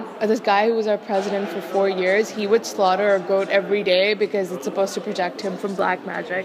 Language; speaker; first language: English; non-native, local second language; Punjabi